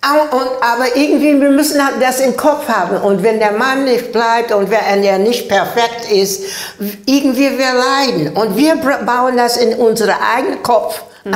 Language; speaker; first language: German; non-native, learner; English